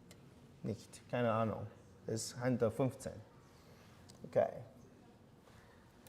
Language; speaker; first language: German; non-native, learner; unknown